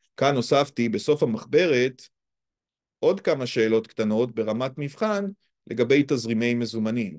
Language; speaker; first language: Hebrew; native; Hebrew